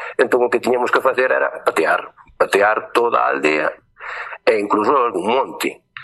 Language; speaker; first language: Galician; native; Galician